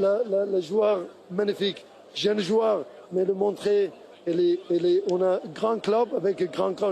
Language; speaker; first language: French; non-native, learner; Arabic